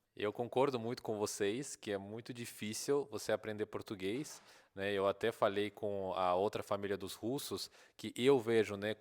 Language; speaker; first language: Portuguese; non-native, fluent; Russian